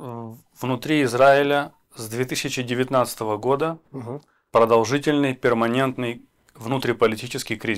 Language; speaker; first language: Russian; native; Russian